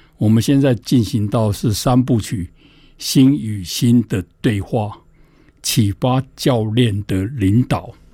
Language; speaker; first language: Chinese; native; Chinese